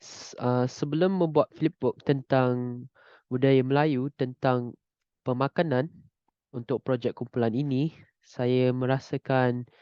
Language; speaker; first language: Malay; non-native, local second language; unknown